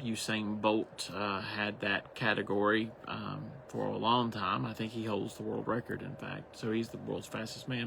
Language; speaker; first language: English; native; English